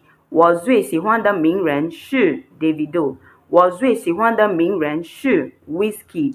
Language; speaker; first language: Chinese; non-native, fluent; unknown